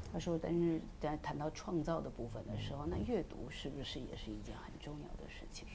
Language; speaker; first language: Chinese; native; Chinese